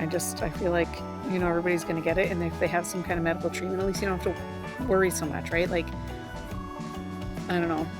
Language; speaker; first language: English; native; English